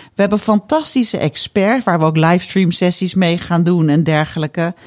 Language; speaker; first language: Dutch; early bilingual, other home language; Indonesian